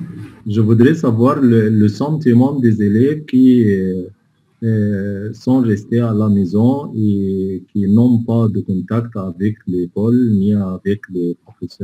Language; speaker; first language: French; non-native, fluent; Arabic